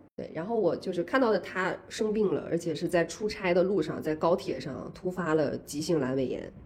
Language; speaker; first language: Chinese; native; Chinese